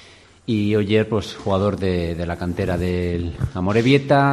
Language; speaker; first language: Spanish; native; Spanish